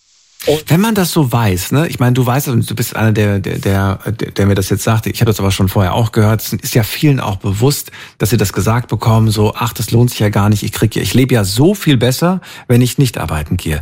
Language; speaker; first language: German; native; German